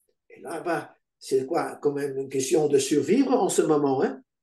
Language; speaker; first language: French; non-native, local second language; Dutch